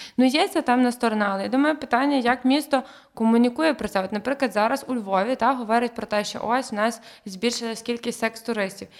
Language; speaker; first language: Ukrainian; native; Ukrainian